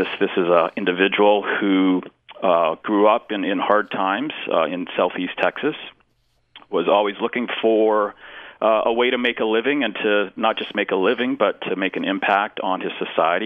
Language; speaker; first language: English; native; English